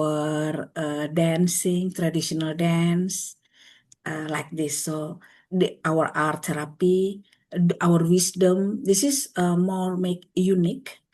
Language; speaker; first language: English; non-native, learner; Indonesian